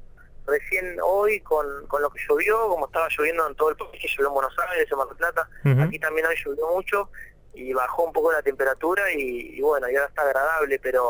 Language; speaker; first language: Spanish; native; Spanish